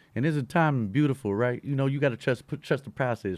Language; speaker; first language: English; native; English